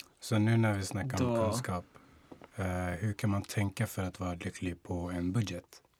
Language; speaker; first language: Swedish; non-native, local second language; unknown